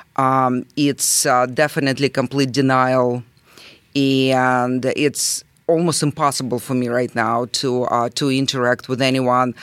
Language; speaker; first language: English; non-native, fluent; Russian